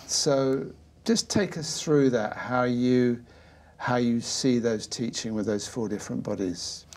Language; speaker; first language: English; native; English